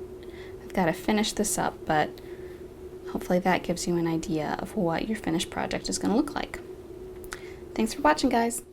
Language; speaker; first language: English; native; English